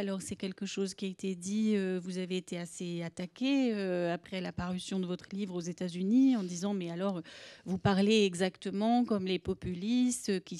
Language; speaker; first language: French; native; French